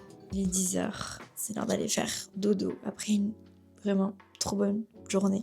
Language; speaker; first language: French; native; French